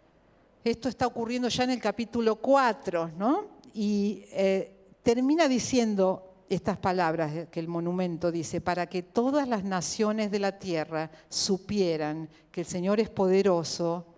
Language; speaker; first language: Spanish; native; Spanish